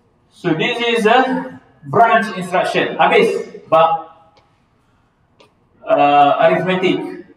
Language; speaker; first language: English; non-native, local second language; Malay